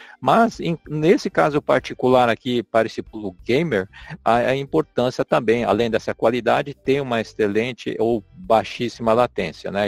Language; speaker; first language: Portuguese; native; Portuguese